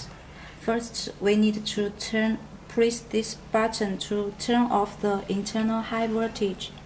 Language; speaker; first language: English; non-native, learner; Chinese